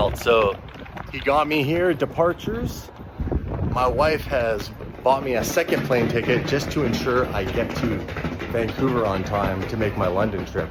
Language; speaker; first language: English; native; English